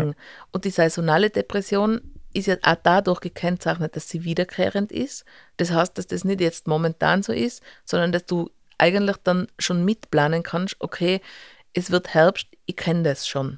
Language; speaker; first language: German; native; German